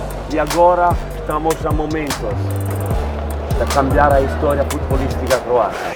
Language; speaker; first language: Portuguese; non-native, fluent; Spanish